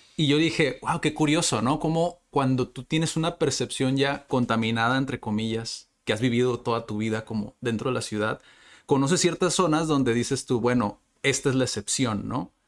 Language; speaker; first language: Spanish; native; Spanish